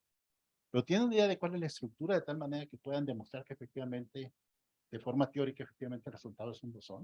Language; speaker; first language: Spanish; native; Spanish